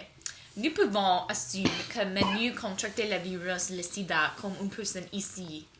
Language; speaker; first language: French; non-native, learner; English